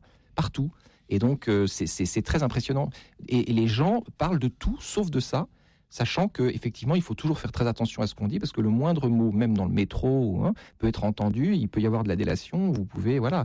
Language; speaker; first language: French; native; French